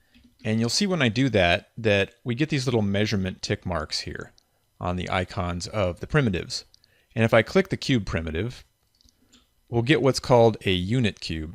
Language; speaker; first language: English; native; English